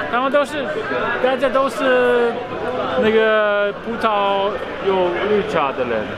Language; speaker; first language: Chinese; non-native, fluent; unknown